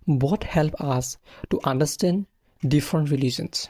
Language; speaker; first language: English; non-native, local second language; Assamese